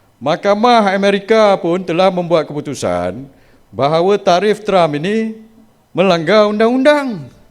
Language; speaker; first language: Malay; native; Malay